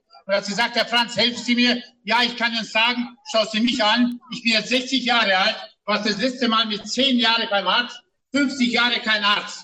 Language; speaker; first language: German; non-native, fluent; Romanian